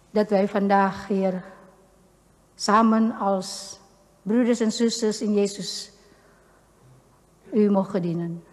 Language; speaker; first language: Dutch; non-native, fluent; Indonesian